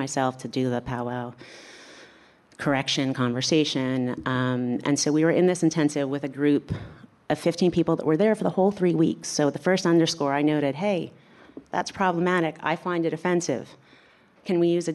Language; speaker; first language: English; native; English